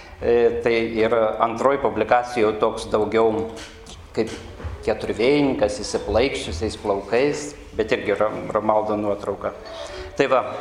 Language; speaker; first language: Lithuanian; native; Lithuanian